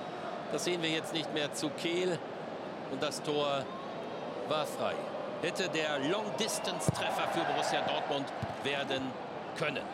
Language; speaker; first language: German; native; German